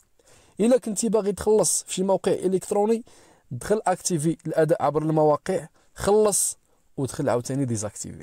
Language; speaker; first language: Arabic; native; Arabic